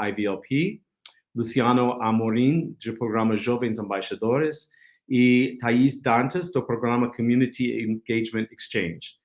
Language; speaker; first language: Portuguese; non-native, fluent; English